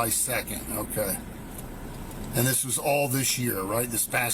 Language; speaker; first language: English; native; English